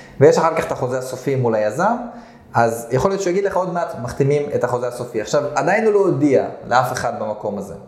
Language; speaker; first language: Hebrew; early bilingual, other home language; Russian